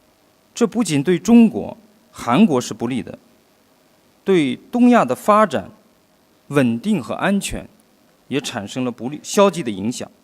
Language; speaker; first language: Chinese; native; Chinese